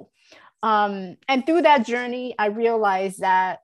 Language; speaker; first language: English; non-native, fluent; Chinese